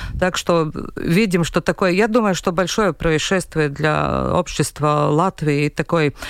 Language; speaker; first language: Russian; non-native, local second language; Latvian